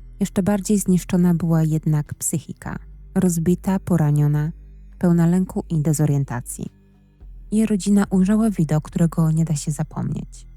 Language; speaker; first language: Polish; native; Polish